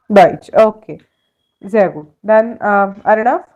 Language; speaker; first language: German; non-native, fluent; Hindi